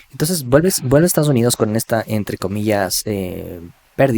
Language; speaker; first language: Spanish; native; Spanish